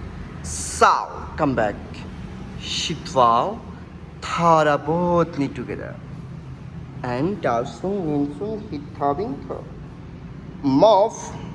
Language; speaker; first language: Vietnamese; non-native, learner; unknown